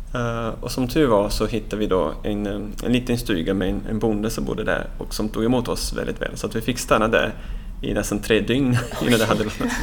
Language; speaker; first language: Swedish; non-native, fluent; Portuguese